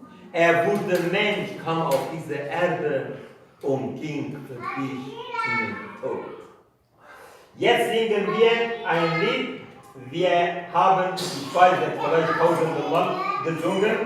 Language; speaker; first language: German; non-native, fluent; Kurdish